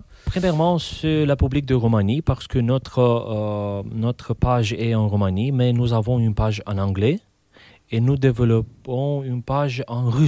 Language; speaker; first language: French; non-native, fluent; Romanian